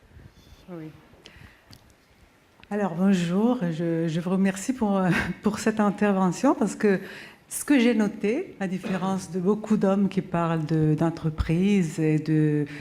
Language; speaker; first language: French; non-native, local second language; Italian